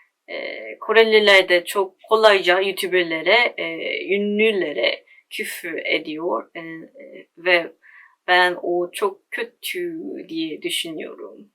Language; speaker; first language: Turkish; non-native, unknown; Korean